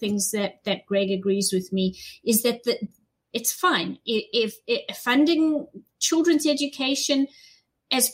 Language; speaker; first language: English; native; English